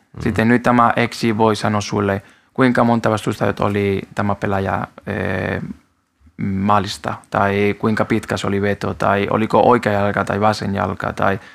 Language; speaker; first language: Finnish; non-native, learner; Spanish